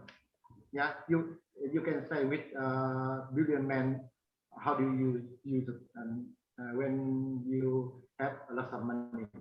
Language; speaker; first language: English; non-native, learner; Vietnamese